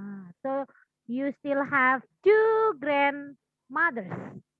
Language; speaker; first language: English; non-native, fluent; Indonesian